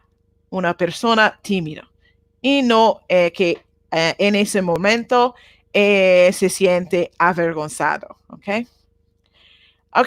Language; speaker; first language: Spanish; non-native, learner; Japanese